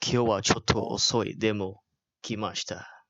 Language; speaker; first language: Japanese; non-native, learner; Malay